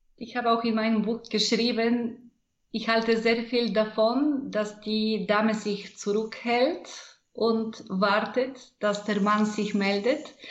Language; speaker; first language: German; non-native, fluent; Bulgarian